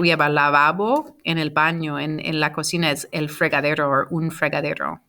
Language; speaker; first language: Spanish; non-native, fluent; English